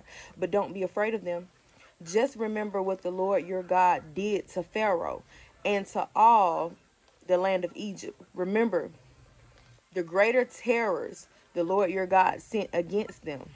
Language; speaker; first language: English; native; English